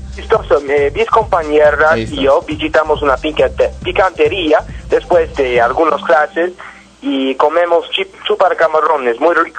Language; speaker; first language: Spanish; non-native, learner; English